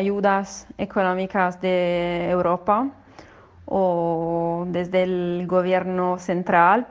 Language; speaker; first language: Spanish; non-native, fluent; Italian